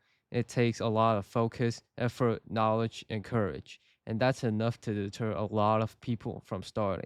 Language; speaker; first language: English; native; English